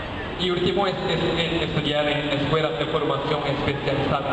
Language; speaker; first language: Spanish; non-native, learner; Japanese